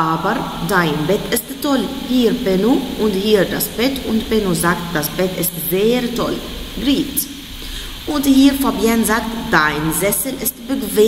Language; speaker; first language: German; non-native, fluent; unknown